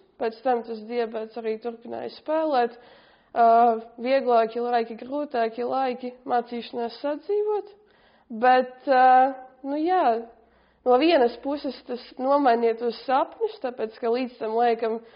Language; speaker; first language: Latvian; native; Latvian